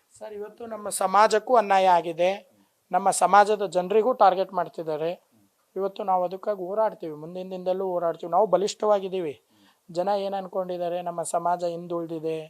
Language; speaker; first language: Kannada; non-native, local second language; Lambadi